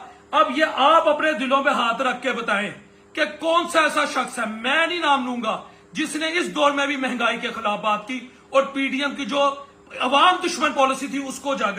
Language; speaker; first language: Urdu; non-native, local second language; Punjabi